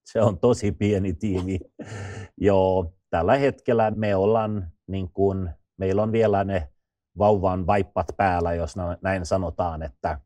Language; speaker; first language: Finnish; non-native, fluent; Swedish